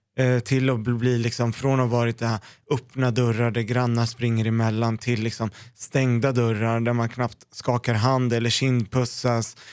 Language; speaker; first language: Swedish; early bilingual, other home language; Arabic